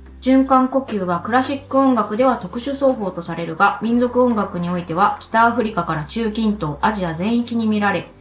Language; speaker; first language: Japanese; native; Japanese